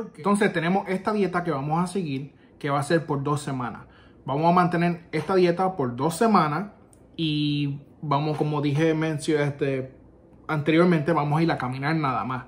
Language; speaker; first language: Spanish; native; Spanish